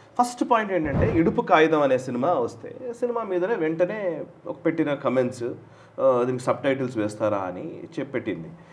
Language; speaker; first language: Telugu; native; Telugu